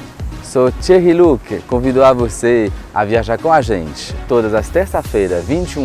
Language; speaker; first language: Portuguese; non-native, fluent; French